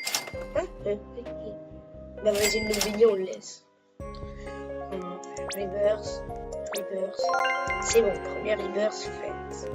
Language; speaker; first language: French; native; French